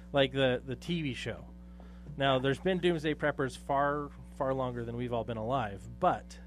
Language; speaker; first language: English; native; English